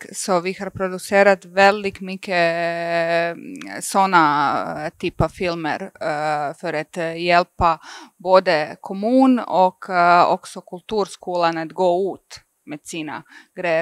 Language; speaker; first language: Swedish; non-native, fluent; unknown